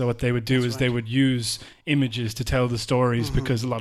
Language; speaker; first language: English; native; English